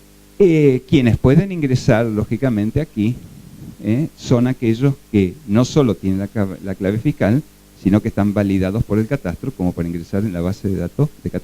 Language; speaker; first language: Spanish; native; Spanish